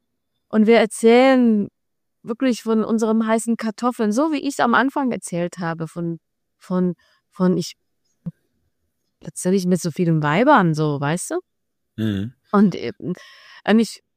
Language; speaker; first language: German; non-native, fluent; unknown